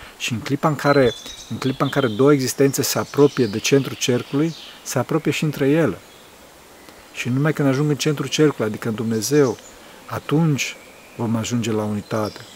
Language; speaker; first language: Romanian; early bilingual, heritage; Romanian